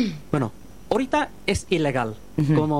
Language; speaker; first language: Spanish; non-native, learner; Bangla